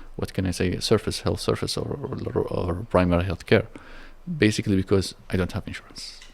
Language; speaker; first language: English; non-native, fluent; Arabic